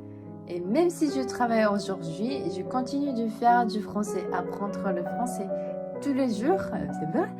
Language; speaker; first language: French; non-native, fluent; Japanese